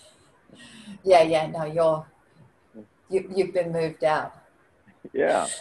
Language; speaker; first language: English; native; English